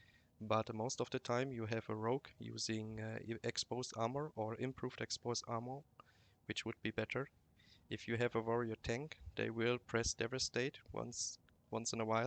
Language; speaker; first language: English; non-native, fluent; German